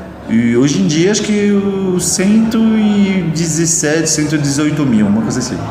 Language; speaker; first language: Portuguese; non-native, fluent; French